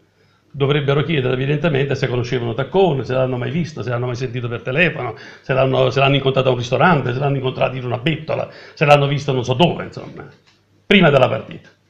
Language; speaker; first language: Italian; native; Italian